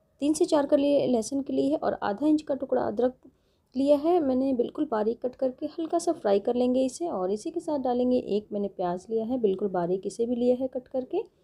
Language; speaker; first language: Hindi; native; Hindi